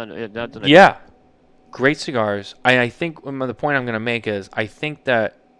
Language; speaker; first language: English; native; English